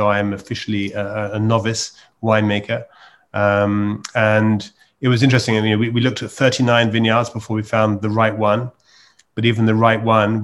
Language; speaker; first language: English; native; English